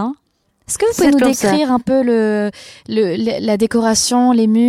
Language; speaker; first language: French; native; French